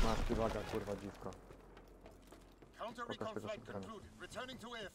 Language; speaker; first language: Polish; native; Polish